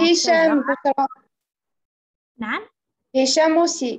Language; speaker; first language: French; non-native, local second language; Arabic